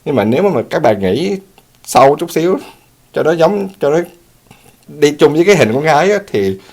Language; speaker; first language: Vietnamese; early bilingual, heritage; Vietnamese